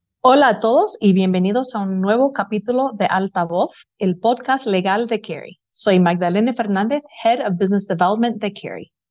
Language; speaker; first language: Spanish; early bilingual, heritage; Spanish